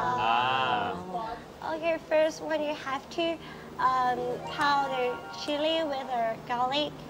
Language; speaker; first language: English; non-native, learner; Thai